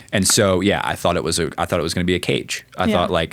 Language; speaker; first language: English; native; English